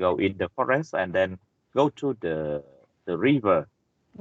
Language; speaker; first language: English; non-native, learner; Vietnamese